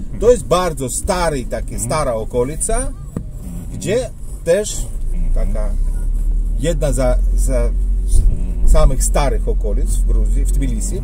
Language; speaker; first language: Polish; non-native, fluent; Georgian